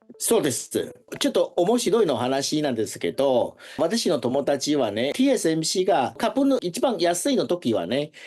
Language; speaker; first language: Japanese; non-native, fluent; Chinese